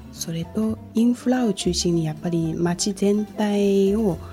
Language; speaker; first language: Japanese; non-native, fluent; Chinese